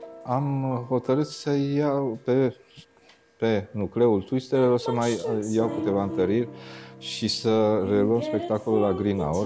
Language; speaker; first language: Romanian; native; Romanian